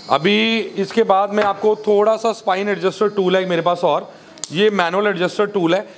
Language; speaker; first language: Hindi; native; Hindi